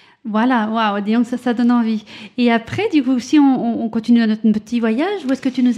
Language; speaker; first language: French; native; French